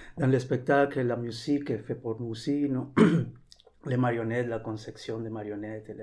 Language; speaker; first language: French; non-native, learner; Spanish